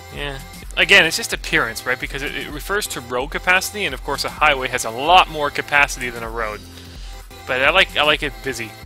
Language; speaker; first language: English; native; English